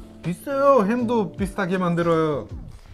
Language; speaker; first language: Korean; non-native, learner; Russian